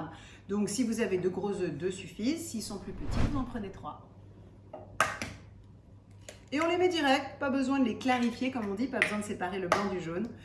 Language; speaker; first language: French; native; French